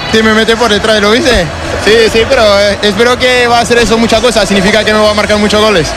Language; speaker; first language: Spanish; non-native, fluent; French